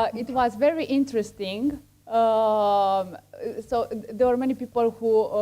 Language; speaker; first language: English; non-native, fluent; Romanian